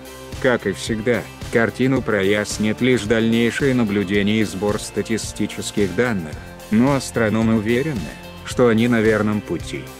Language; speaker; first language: Russian; native; Russian